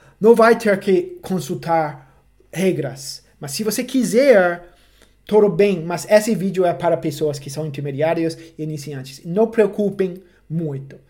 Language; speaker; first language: Portuguese; non-native, fluent; English